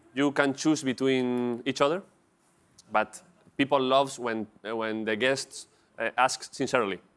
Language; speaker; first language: English; non-native, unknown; Spanish